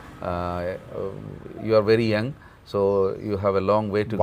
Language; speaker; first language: English; non-native, local second language; Malayalam